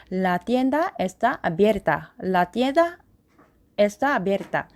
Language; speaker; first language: Spanish; non-native, learner; Korean